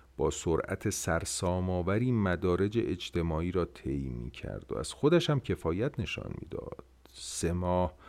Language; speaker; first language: Persian; native; Persian